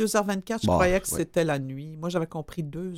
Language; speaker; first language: French; native; French